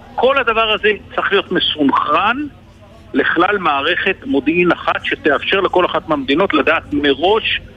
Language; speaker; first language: Hebrew; native; Hebrew